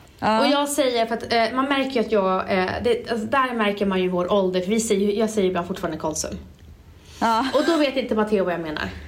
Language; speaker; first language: Swedish; early bilingual, other home language; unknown